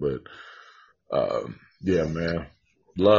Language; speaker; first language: English; native; English